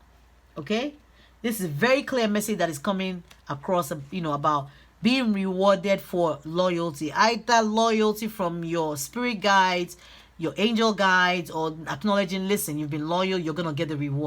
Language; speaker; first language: English; native; English